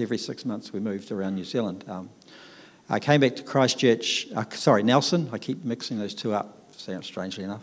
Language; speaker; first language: English; native; English